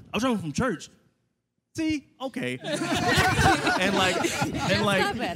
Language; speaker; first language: English; native; English